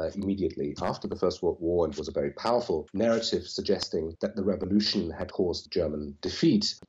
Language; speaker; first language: English; non-native, fluent; German